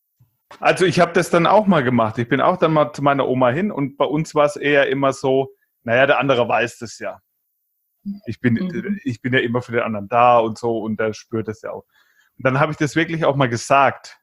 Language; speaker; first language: German; native; German